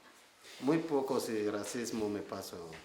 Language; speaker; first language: Spanish; non-native, learner; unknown